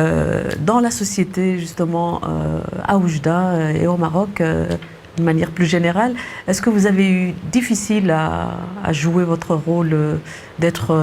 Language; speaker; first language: French; native; French